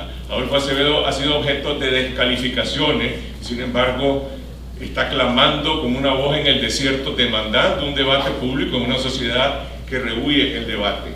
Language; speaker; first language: Spanish; native; Spanish